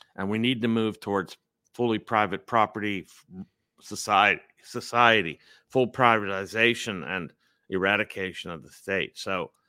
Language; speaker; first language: English; native; English